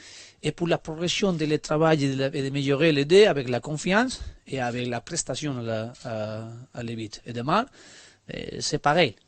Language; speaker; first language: French; non-native, learner; Spanish